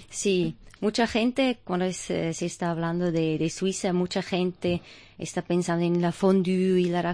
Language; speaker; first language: Spanish; non-native, fluent; German